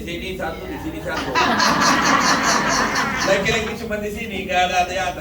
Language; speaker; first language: Indonesian; non-native, learner; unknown